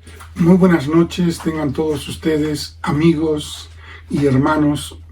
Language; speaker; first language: Spanish; native; Spanish